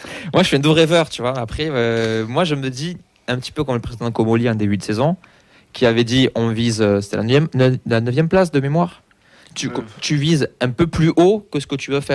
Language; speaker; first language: French; native; French